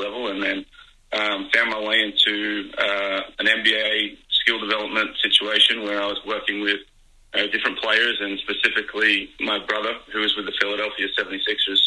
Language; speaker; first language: English; native; English